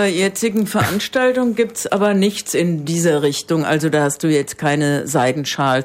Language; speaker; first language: German; native; German